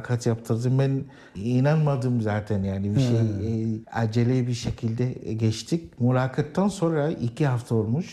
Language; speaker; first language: Turkish; non-native, learner; Arabic